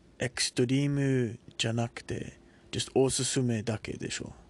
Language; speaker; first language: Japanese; non-native, learner; English